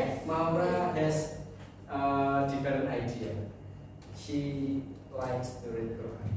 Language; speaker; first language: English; non-native, learner; Indonesian